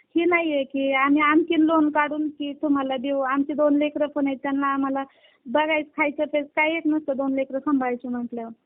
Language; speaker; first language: Marathi; native; Marathi